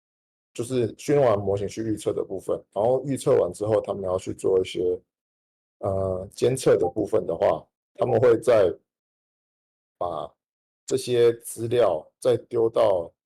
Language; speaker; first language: Chinese; native; Chinese